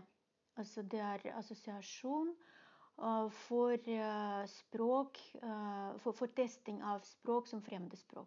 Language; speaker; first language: Norwegian; non-native, fluent; Russian